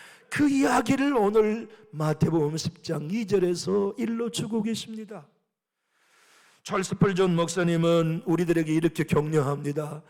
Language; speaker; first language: Korean; native; Korean